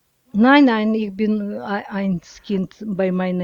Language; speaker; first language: German; non-native, learner; Russian